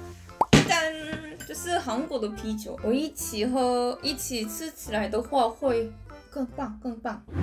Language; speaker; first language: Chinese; non-native, learner; Korean